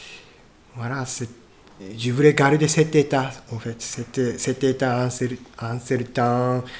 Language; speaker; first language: French; non-native, fluent; Japanese